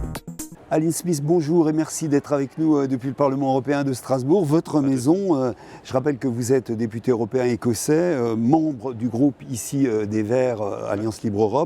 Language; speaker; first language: French; native; French